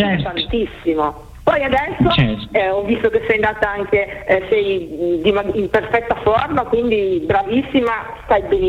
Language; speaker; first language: Italian; native; Italian